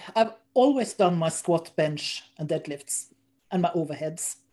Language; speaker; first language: English; non-native, fluent; Norwegian